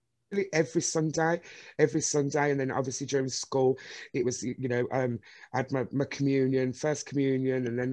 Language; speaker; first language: English; native; English